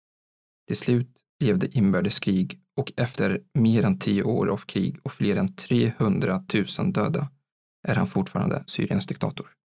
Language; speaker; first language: Swedish; non-native, fluent; Arabic